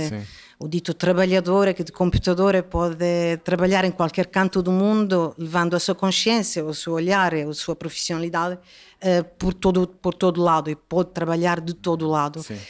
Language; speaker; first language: Portuguese; non-native, fluent; Italian